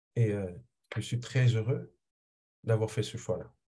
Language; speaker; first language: French; non-native, local second language; Haitian Creole